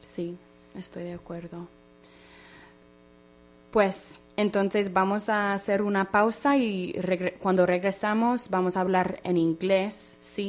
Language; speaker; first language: Spanish; non-native, fluent; English